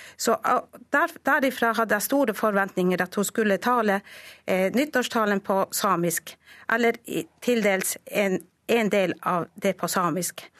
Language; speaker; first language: Norwegian; non-native, local second language; Northern Sami